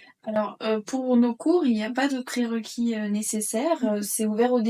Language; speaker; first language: French; native; French